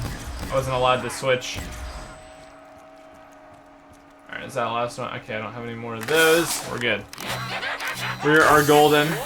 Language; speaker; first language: English; native; English